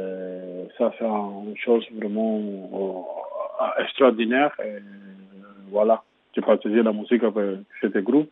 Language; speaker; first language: French; non-native, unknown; Spanish